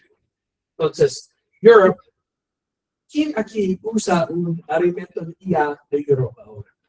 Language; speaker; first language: Spanish; non-native, learner; English